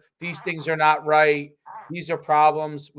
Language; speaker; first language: English; native; English